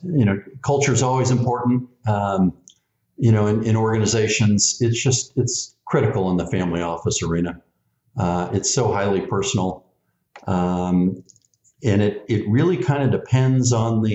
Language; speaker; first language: English; native; English